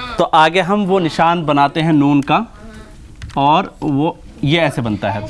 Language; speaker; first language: Urdu; native; Urdu